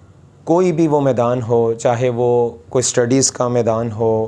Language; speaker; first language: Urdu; non-native, local second language; Punjabi